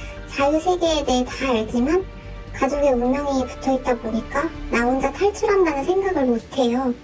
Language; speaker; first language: Korean; native; Korean